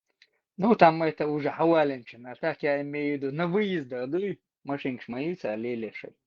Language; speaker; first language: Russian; non-native, local second language; Chechen